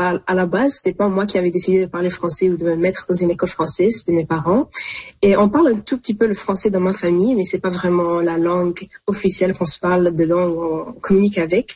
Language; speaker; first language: French; early bilingual, other home language; Arabic